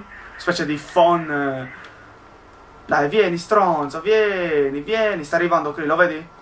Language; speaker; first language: Italian; native; Italian